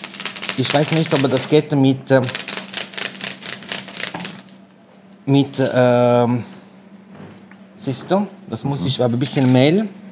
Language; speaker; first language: German; non-native, fluent; Italian